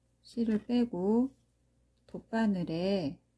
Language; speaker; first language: Korean; native; Korean